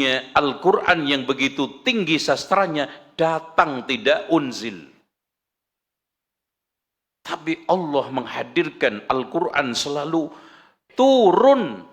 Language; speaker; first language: Indonesian; native; Indonesian